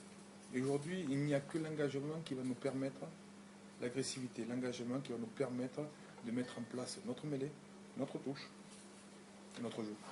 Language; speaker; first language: French; native; French